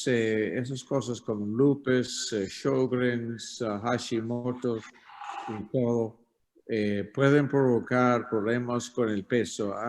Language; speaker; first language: Spanish; non-native, learner; English